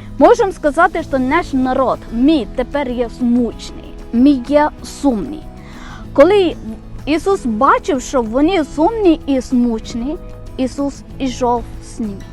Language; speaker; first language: Ukrainian; non-native, fluent; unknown